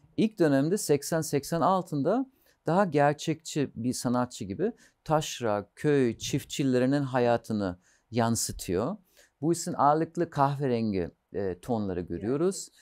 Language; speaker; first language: Turkish; non-native, fluent; German